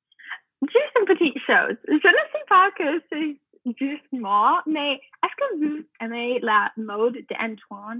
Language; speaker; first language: French; non-native, learner; English